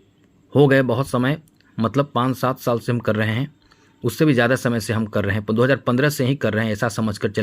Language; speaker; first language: Hindi; native; Hindi